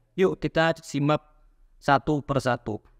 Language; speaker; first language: Indonesian; native; Indonesian